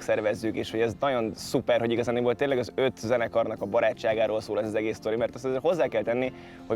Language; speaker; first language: Hungarian; native; Hungarian